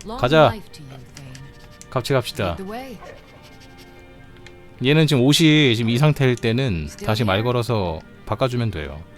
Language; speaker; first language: Korean; native; Korean